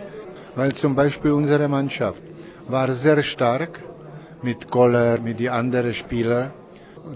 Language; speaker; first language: German; non-native, learner; Czech